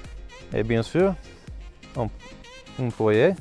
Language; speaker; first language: French; non-native, learner; English